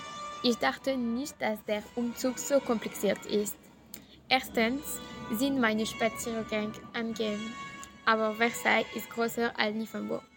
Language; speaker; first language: German; non-native, learner; French